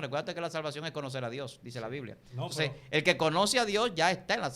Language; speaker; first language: Spanish; native; Spanish